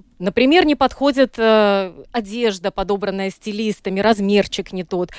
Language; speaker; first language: Russian; native; Russian